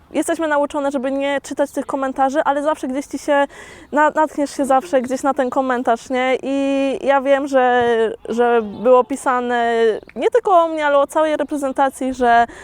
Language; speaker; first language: Polish; early bilingual, heritage; Polish